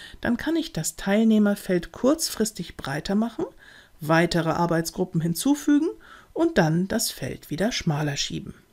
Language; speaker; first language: German; native; German